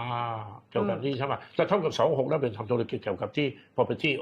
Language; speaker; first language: Thai; non-native, learner; Cantonese